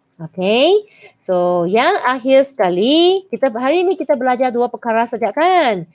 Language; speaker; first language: Malay; non-native, local second language; Chinese